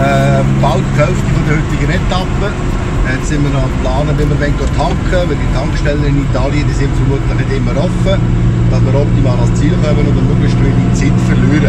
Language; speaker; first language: German; native; German